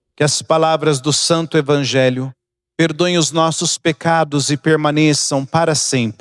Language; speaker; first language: Portuguese; native; Portuguese